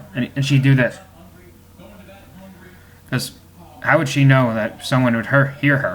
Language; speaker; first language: English; native; English